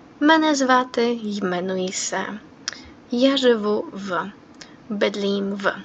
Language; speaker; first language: Czech; non-native, fluent; Ukrainian